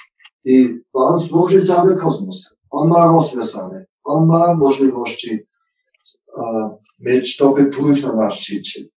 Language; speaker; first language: Polish; non-native, learner; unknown